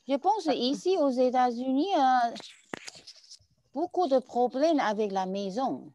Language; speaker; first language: French; non-native, learner; Chinese